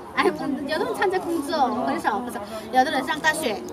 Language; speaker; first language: Chinese; non-native, fluent; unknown